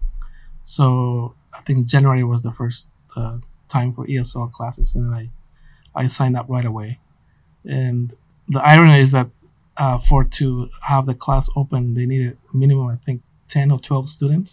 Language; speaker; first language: English; non-native, fluent; Spanish